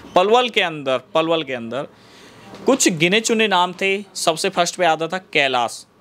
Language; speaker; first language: Hindi; native; Hindi